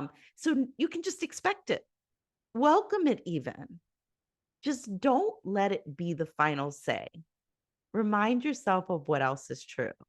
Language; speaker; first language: English; native; English